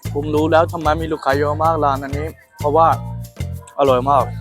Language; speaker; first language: Thai; non-native, learner; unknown